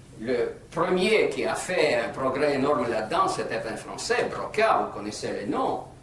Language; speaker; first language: French; non-native, fluent; Russian